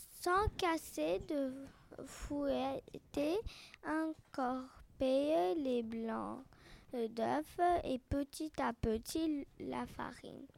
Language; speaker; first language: French; non-native, learner; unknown